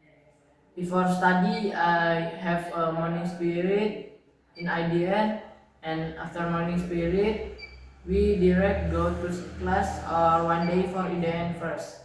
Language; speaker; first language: English; non-native, learner; Indonesian